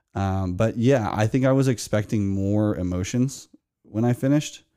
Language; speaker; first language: English; native; English